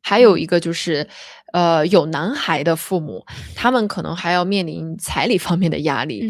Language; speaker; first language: Chinese; native; Chinese